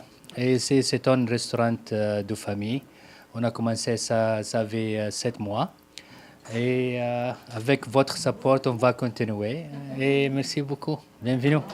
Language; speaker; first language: French; non-native, learner; Arabic